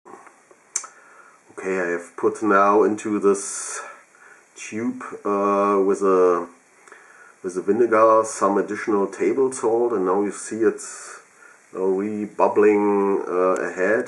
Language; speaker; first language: English; non-native, fluent; German